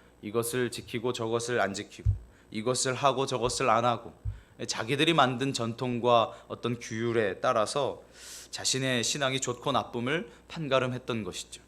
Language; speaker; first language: Korean; native; Korean